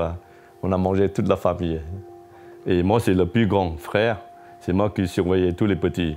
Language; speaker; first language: French; non-native, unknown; Chinese